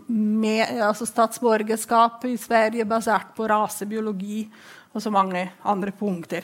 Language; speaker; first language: Norwegian; non-native, fluent; Italian